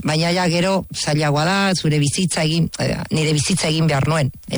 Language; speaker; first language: Basque; non-native, fluent; Spanish